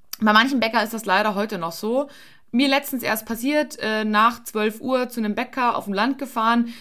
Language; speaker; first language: German; native; German